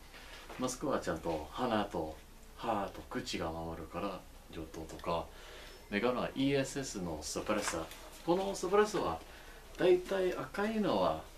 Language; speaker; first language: Japanese; non-native, learner; English